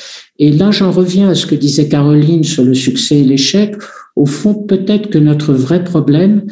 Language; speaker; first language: French; native; French